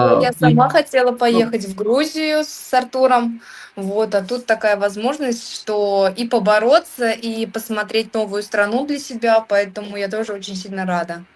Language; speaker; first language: Russian; native; Russian